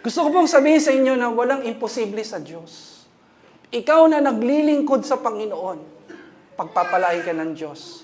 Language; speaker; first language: Filipino; native; Filipino